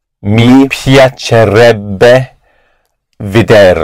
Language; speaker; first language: Italian; non-native, learner; English